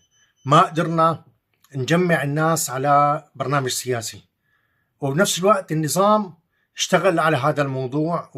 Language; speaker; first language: Arabic; native; Arabic